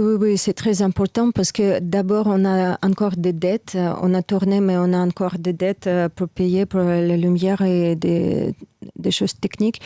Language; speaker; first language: French; non-native, fluent; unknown